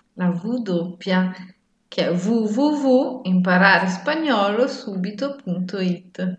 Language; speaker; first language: Italian; native; Italian